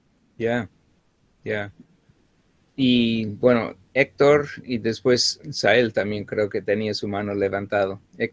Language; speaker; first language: Spanish; non-native, fluent; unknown